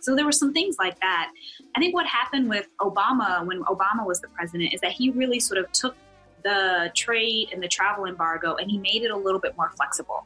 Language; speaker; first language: English; native; English